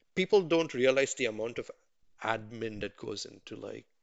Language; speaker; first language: English; non-native, local second language; Tamil